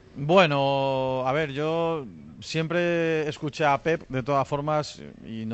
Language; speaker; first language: Spanish; native; Spanish